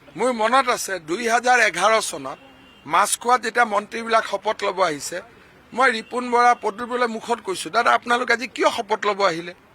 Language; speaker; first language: Assamese; native; Assamese